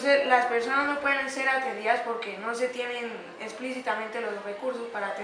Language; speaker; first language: Spanish; native; Spanish